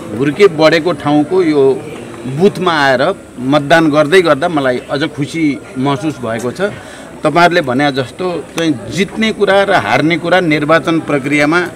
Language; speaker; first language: Nepali; native; Nepali